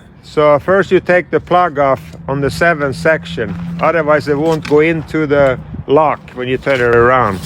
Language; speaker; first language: English; non-native, fluent; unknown